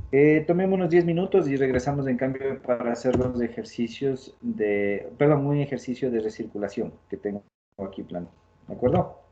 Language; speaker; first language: Spanish; native; Spanish